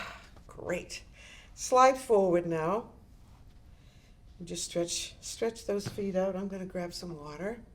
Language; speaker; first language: English; native; English